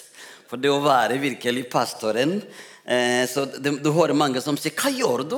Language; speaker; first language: Norwegian; non-native, fluent; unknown